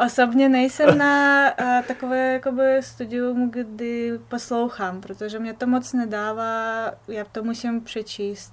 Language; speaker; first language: Czech; non-native, fluent; Russian